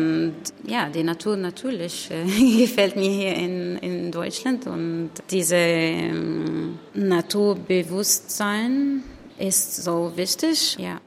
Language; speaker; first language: German; non-native, learner; Arabic